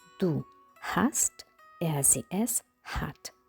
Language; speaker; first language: German; non-native, fluent; Ukrainian